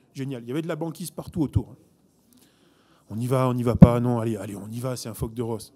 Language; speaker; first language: French; native; French